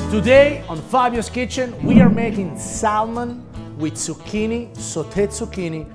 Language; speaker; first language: English; non-native, fluent; Italian